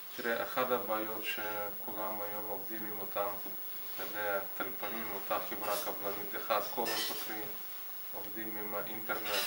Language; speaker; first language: Hebrew; non-native, fluent; Russian